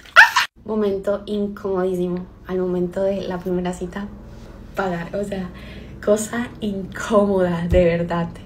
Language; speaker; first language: Spanish; native; Spanish